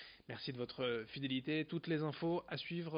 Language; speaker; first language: French; native; French